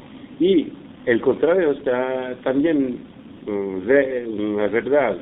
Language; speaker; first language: Spanish; non-native, fluent; English